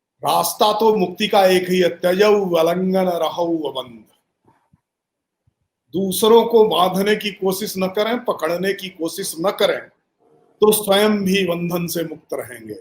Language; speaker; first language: Hindi; native; Hindi